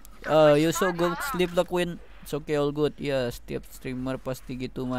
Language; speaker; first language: English; non-native, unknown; Indonesian